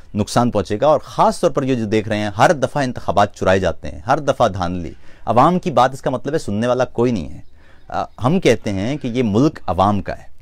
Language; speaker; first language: Urdu; non-native, local second language; Punjabi